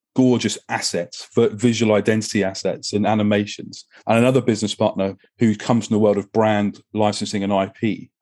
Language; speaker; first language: English; native; English